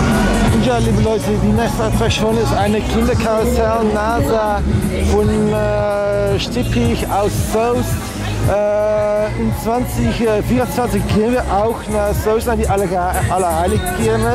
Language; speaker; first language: German; non-native, learner; Dutch